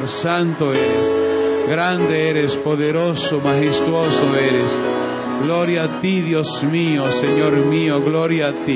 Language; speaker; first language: Spanish; native; Spanish